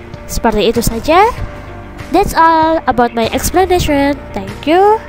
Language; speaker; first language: English; non-native, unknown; Indonesian